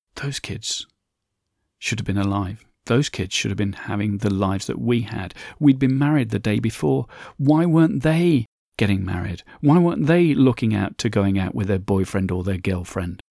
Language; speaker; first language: English; native; English